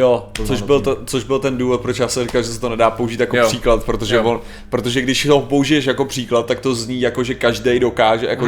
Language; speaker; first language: Czech; native; Czech